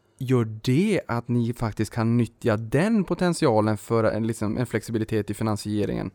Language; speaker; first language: Swedish; native; Swedish